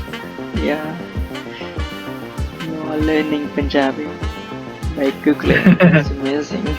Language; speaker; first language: English; non-native, local second language; Punjabi